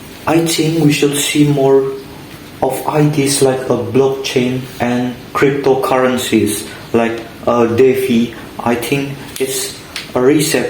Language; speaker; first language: English; non-native, learner; Indonesian